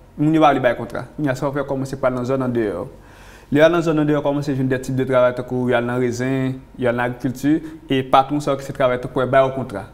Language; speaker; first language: French; non-native, local second language; Haitian Creole